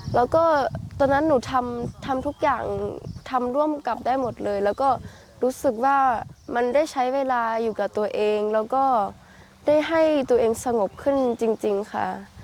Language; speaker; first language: Thai; early bilingual, heritage; Thai